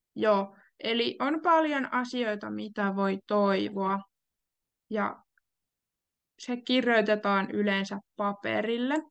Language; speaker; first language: Finnish; native; Finnish